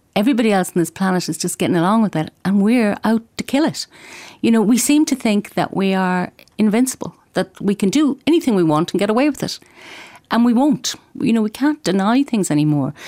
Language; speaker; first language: English; native; English